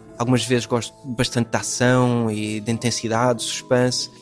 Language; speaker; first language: Portuguese; non-native, fluent; English